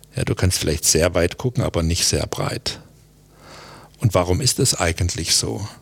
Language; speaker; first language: German; native; German